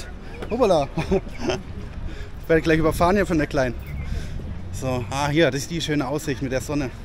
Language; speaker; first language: German; native; German